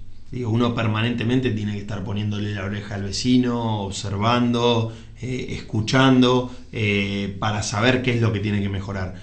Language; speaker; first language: Spanish; native; Spanish